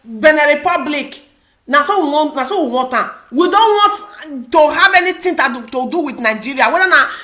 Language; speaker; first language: Nigerian Pidgin; non-native, local second language; Igbo